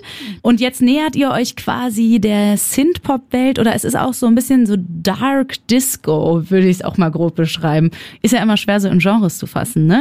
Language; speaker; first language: German; native; German